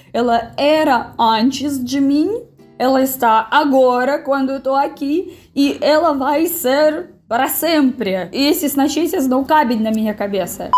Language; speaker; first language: Portuguese; non-native, fluent; Russian